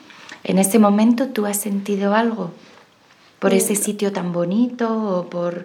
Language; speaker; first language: Spanish; native; Spanish